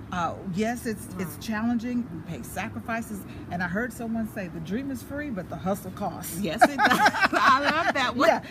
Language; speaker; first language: English; native; English